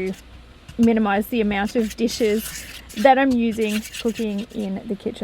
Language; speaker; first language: English; native; English